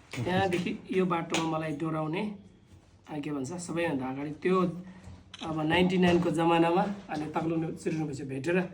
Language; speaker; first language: Nepali; non-native, local second language; Sherpa